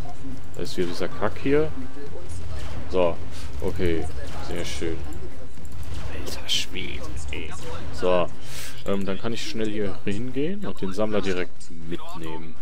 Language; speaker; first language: German; native; German